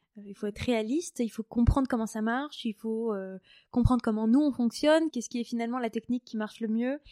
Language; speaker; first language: French; native; French